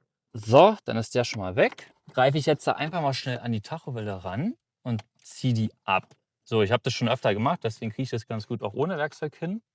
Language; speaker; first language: German; native; German